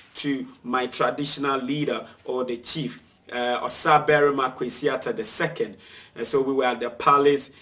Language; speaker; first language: English; non-native, local second language; Akan